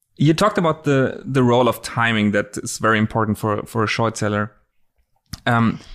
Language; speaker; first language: English; non-native, fluent; German